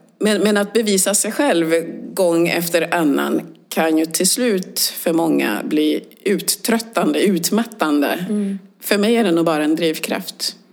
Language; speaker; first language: Swedish; early bilingual, other home language; Swahili